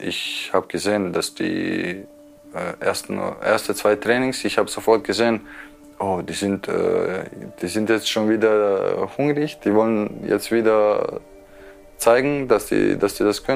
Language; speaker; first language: German; non-native, fluent; Croatian